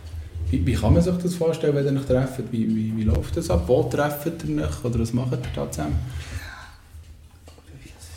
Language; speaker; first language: German; native; German